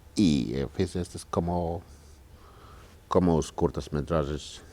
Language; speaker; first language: Portuguese; non-native, learner; Finnish